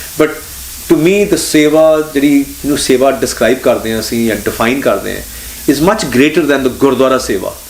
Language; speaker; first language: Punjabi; early bilingual, heritage; Punjabi